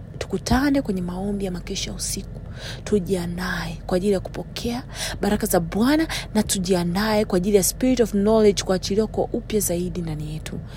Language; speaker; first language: Swahili; native; Swahili